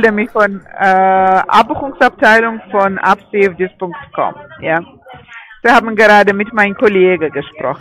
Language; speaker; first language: German; non-native, fluent; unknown